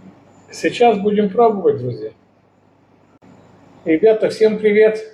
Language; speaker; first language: Russian; native; Russian